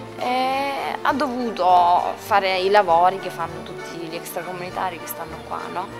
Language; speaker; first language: Italian; early bilingual, other home language; Albanian